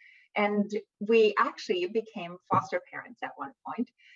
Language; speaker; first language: English; non-native, fluent; German